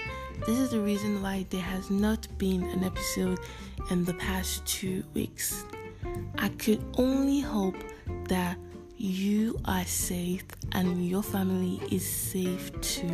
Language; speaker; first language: English; non-native, local second language; Yoruba